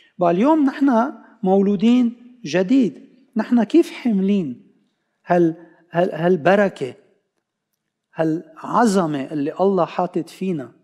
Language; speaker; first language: Arabic; non-native, local second language; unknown